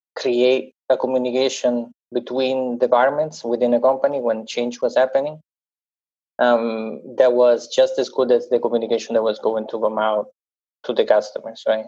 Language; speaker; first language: English; non-native, fluent; Italian